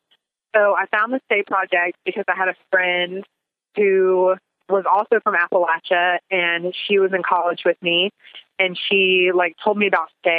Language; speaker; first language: English; native; English